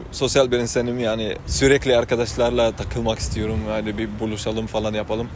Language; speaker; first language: Turkish; non-native, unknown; Arabic